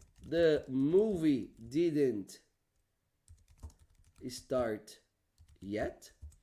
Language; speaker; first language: English; non-native, fluent; Portuguese